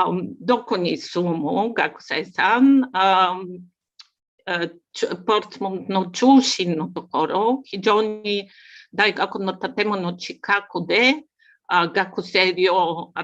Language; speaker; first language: Japanese; non-native, learner; Bulgarian